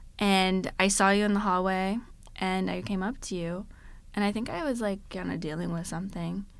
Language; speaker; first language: English; native; English